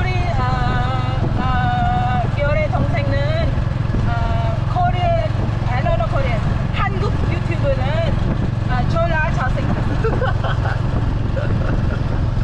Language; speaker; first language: Korean; non-native, learner; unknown